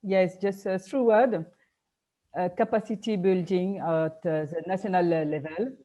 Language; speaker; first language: English; non-native, learner; French